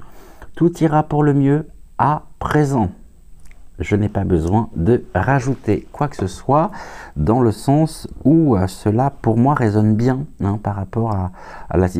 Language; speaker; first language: French; native; French